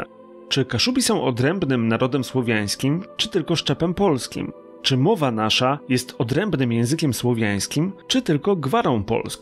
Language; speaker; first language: Polish; native; Polish